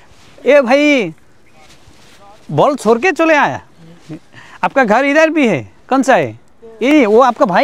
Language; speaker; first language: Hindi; non-native, learner; Bangla